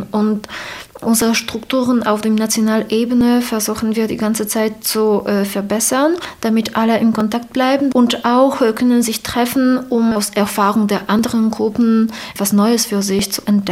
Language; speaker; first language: German; non-native, fluent; Polish